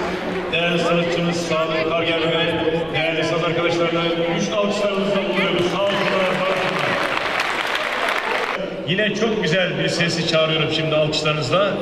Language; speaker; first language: Turkish; native; Turkish